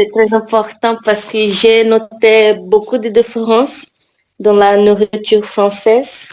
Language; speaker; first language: French; non-native, learner; Portuguese